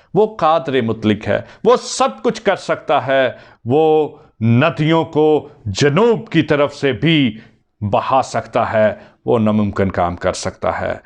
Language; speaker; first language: Urdu; non-native, local second language; Punjabi